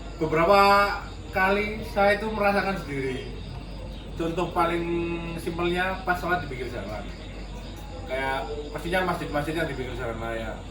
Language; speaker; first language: Indonesian; native; Indonesian